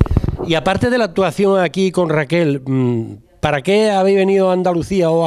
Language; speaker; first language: Spanish; native; Spanish